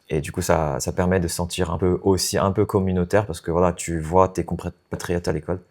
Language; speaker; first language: French; non-native, fluent; Chinese